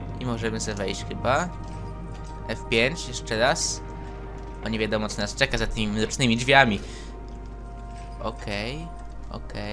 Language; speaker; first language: Polish; native; Polish